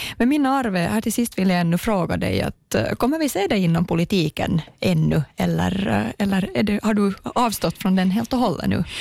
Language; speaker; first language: Swedish; native; Swedish